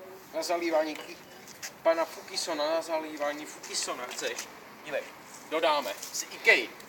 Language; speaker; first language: Czech; native; Czech